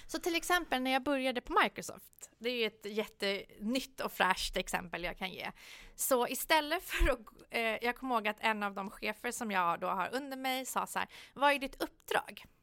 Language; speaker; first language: Swedish; early bilingual, other home language; Persian